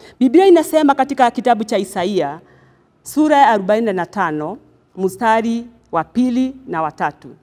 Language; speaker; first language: Swahili; non-native, local second language; Kikuyu